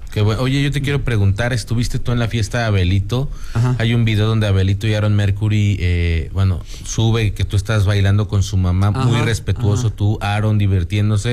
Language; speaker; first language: Spanish; native; Spanish